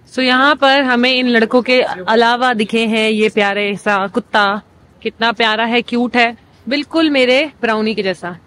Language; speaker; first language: Hindi; native; Hindi